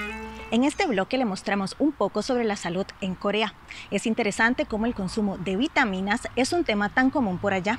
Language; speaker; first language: Spanish; native; Spanish